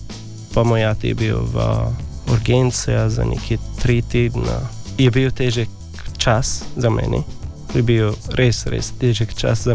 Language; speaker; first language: Slovenian; non-native, learner; Arabic